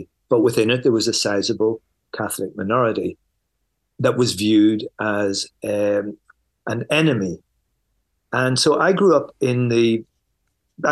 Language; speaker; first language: English; native; English